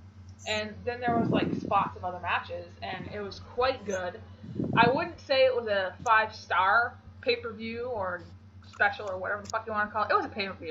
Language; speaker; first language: English; native; English